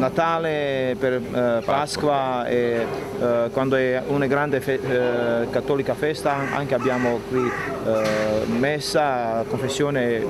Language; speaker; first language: Italian; non-native, learner; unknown